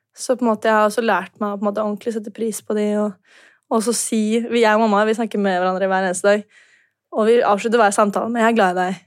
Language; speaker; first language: Norwegian; native; Norwegian